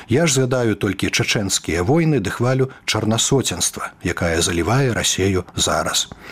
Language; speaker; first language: Belarusian; native; Belarusian